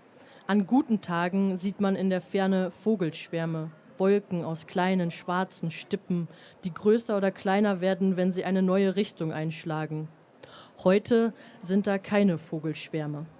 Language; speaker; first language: German; native; German